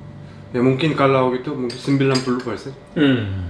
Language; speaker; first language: Indonesian; non-native, learner; Korean